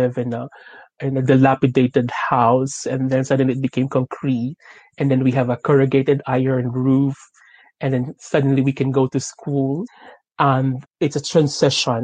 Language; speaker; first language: English; non-native, local second language; Filipino